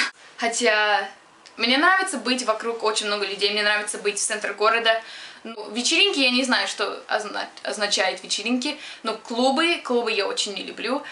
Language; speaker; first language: Russian; early bilingual, other home language; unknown